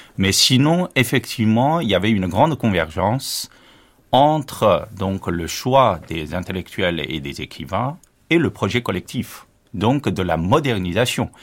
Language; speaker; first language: French; non-native, fluent; Chinese